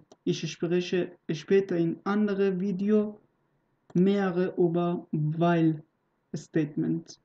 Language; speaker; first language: German; non-native, learner; Persian